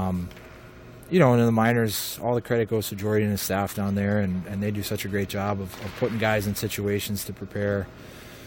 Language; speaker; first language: English; native; English